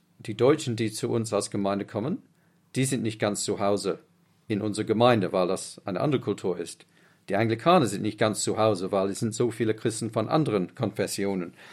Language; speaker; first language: German; non-native, fluent; English